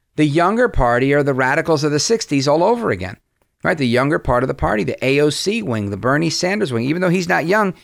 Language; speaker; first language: English; early bilingual, other home language; Spanish